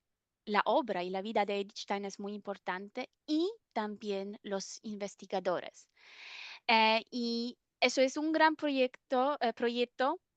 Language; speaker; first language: Spanish; non-native, fluent; German